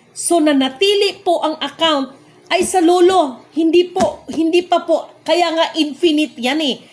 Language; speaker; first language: Filipino; non-native, local second language; Cebuano